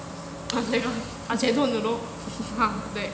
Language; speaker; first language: Korean; non-native, fluent; Thai